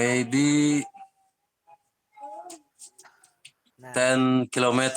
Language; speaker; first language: English; non-native, learner; Indonesian